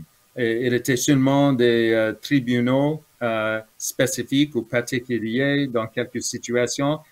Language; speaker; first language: French; non-native, fluent; English